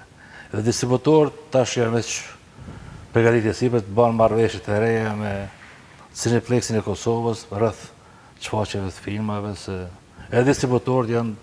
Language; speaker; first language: Albanian; native; Albanian